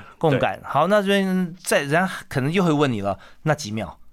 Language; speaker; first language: Chinese; native; Chinese